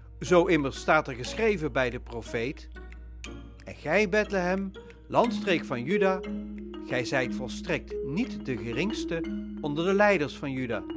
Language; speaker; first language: Dutch; native; Dutch